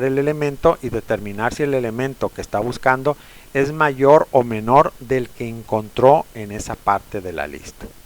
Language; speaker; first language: Spanish; native; Spanish